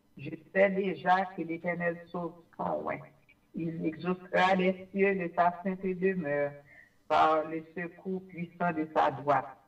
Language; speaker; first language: French; non-native, local second language; Haitian Creole